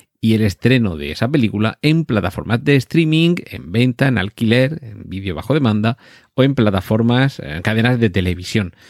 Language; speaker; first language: Spanish; native; Spanish